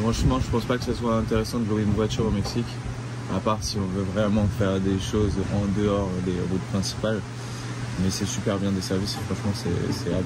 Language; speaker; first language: French; native; French